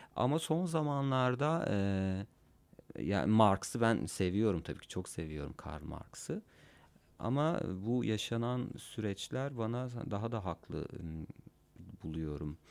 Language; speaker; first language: Turkish; non-native, local second language; Kurdish